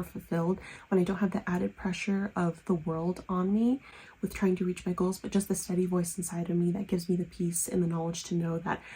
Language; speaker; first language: English; native; English